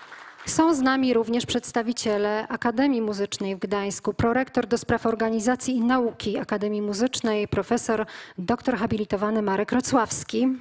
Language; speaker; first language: Polish; native; Polish